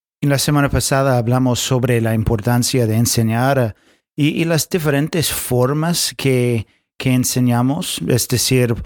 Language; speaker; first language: Spanish; non-native, fluent; English